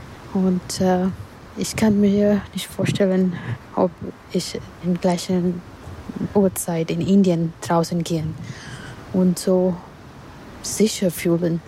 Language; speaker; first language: German; non-native, learner; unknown